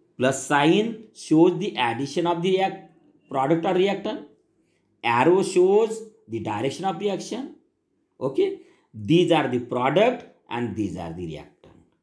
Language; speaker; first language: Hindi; non-native, local second language; Marathi